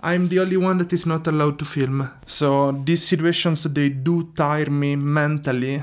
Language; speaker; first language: English; non-native, fluent; Italian